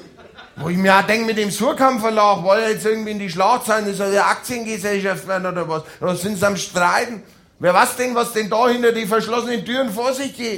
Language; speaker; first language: German; native; German